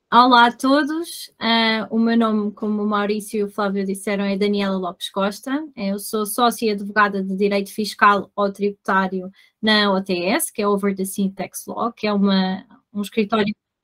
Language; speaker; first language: Portuguese; native; Portuguese